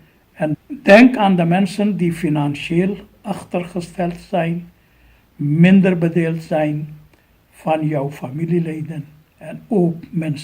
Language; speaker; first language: Dutch; non-native, fluent; Urdu